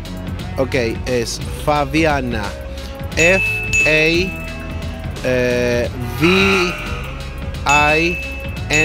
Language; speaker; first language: English; non-native, learner; Spanish